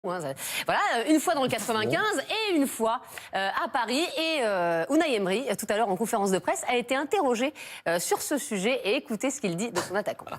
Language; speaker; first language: French; native; French